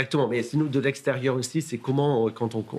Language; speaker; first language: French; native; French